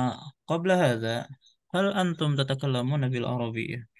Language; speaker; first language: Arabic; non-native, fluent; Indonesian